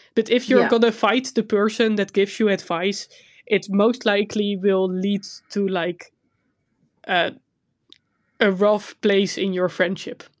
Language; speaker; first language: English; non-native, fluent; Dutch